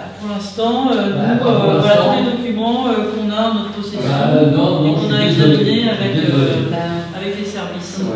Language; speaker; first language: French; native; French